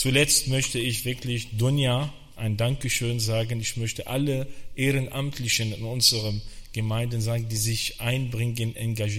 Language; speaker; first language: German; non-native, fluent; Arabic